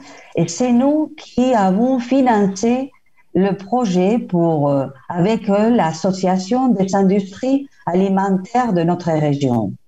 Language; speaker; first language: French; non-native, fluent; Spanish